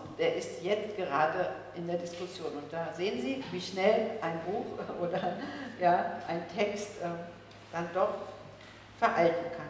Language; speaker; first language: German; early bilingual, other home language; Turkish